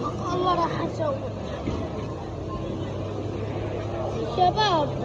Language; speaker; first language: Arabic; native; Arabic